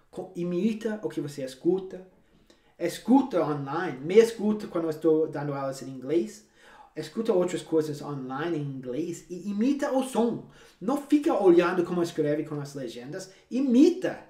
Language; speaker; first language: Portuguese; non-native, fluent; English